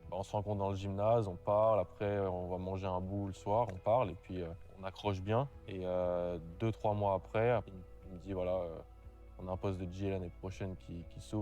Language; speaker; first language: French; native; French